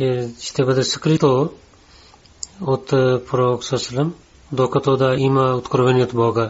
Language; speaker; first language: Bulgarian; non-native, learner; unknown